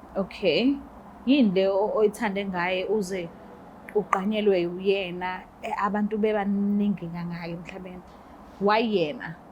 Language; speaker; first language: Zulu; native; Zulu